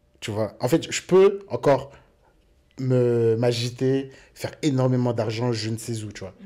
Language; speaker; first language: French; early bilingual, other home language; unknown